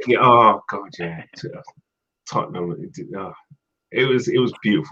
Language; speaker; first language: English; native; English